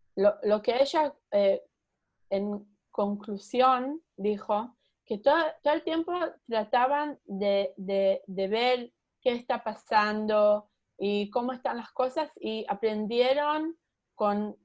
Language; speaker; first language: Spanish; early bilingual, heritage; Spanish